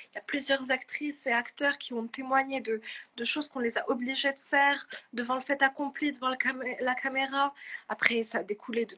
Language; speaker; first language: French; non-native, local second language; Arabic